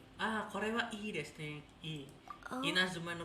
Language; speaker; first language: Japanese; non-native, learner; Indonesian